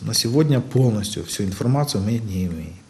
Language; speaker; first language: Russian; native; Russian